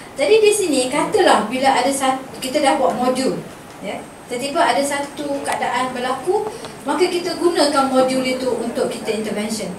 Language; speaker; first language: Malay; native; Malay